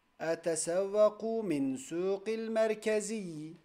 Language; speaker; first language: Arabic; non-native, fluent; Turkish